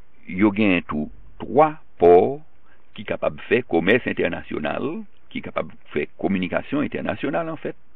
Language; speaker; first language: French; non-native, local second language; Haitian Creole